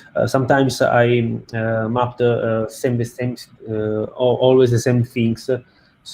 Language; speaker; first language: English; non-native, learner; Italian